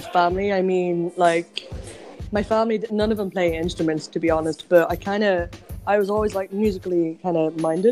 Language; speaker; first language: English; native; English